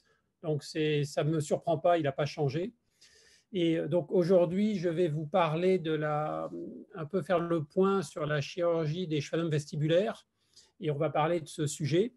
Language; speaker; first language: French; native; French